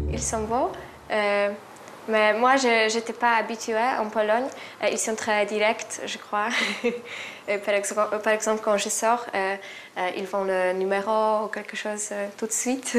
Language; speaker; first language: French; non-native, fluent; Polish